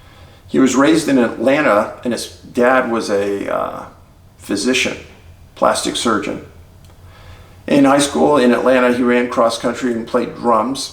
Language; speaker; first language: English; native; English